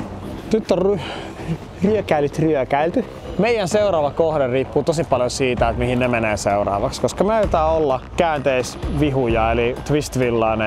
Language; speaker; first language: Finnish; native; Finnish